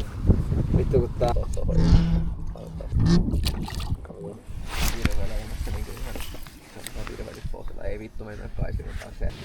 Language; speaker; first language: Finnish; native; Finnish